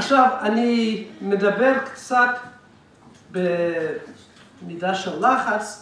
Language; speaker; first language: Hebrew; non-native, fluent; English